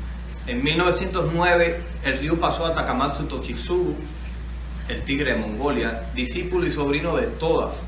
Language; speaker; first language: Spanish; native; Spanish